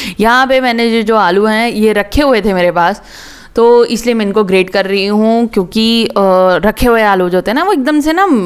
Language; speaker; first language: Hindi; native; Hindi